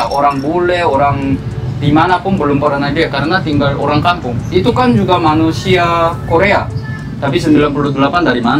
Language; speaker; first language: Indonesian; non-native, fluent; Korean